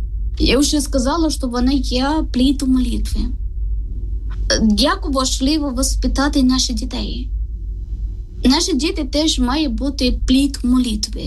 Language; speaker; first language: Ukrainian; non-native, learner; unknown